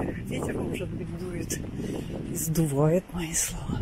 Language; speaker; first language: Russian; native; Russian